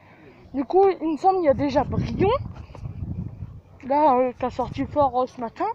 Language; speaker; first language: French; native; French